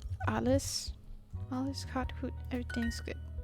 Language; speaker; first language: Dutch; non-native, learner; English